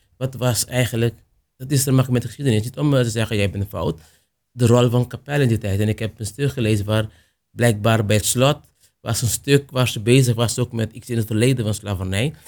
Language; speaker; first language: Dutch; non-native, local second language; Papiamento